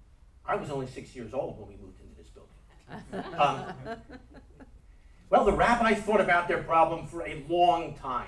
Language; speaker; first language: English; native; English